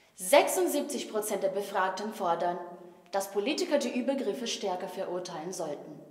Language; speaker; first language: German; native; German